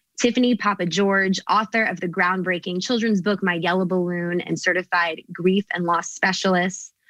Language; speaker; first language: English; native; English